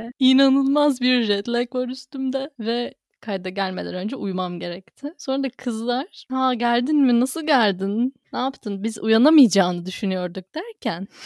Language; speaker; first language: Turkish; native; Turkish